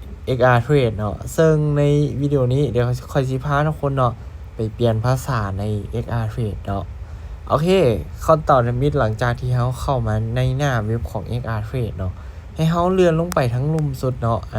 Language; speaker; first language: Thai; non-native, local second language; Lao